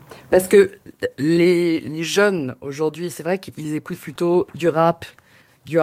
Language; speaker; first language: French; native; French